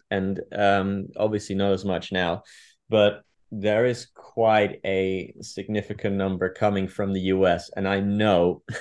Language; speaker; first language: English; non-native, fluent; Dutch